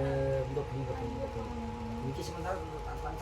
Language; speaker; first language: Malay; non-native, local second language; Javanese